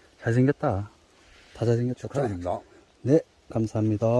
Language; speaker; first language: Korean; native; Korean